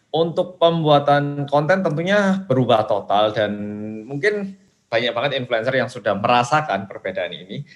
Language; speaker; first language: Indonesian; non-native, fluent; Korean